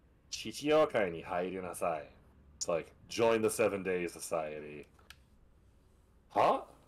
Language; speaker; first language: English; native; English